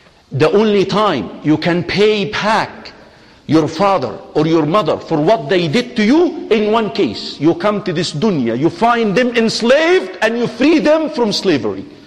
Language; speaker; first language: English; non-native, fluent; Arabic